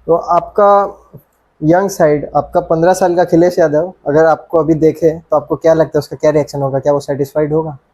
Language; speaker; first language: Hindi; non-native, local second language; Bangla